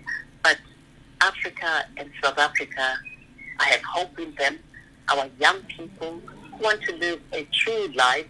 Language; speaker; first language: English; non-native, local second language; Zulu